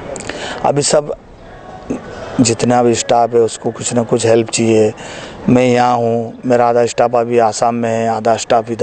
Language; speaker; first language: Hindi; native; Hindi